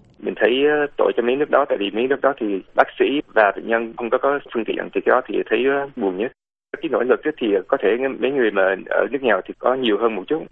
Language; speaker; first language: Vietnamese; early bilingual, other home language; English